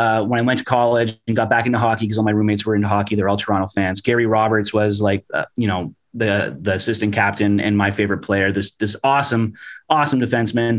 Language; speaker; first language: English; native; English